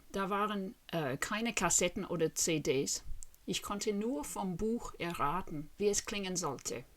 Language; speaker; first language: German; non-native, fluent; English